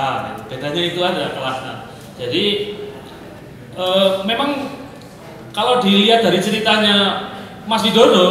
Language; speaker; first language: Indonesian; native; Indonesian